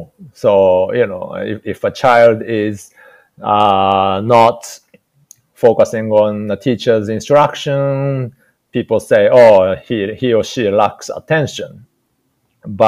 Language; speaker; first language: English; non-native, fluent; Japanese